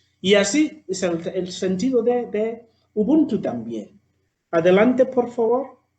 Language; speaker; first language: Spanish; non-native, fluent; Southern Sotho